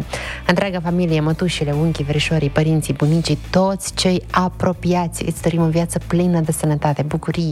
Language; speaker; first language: Romanian; native; Romanian